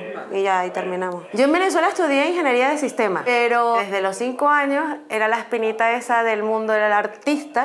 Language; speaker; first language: Spanish; native; Spanish